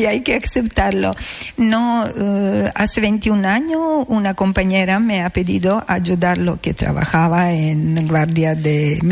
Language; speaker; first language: Spanish; non-native, fluent; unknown